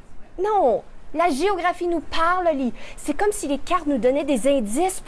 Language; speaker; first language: French; native; French